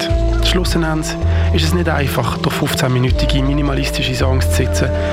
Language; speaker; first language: German; native; German